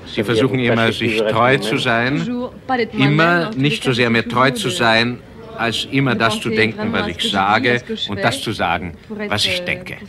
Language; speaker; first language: German; native; German